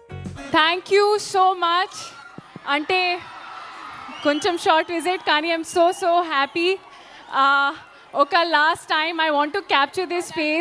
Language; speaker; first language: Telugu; non-native, local second language; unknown